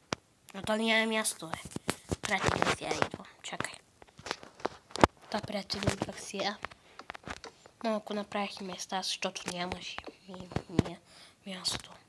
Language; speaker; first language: Bulgarian; non-native, local second language; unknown